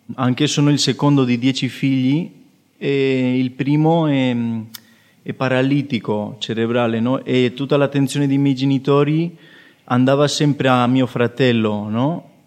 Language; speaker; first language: Italian; non-native, fluent; Spanish